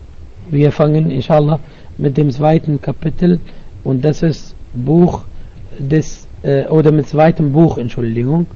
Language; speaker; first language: German; non-native, learner; Arabic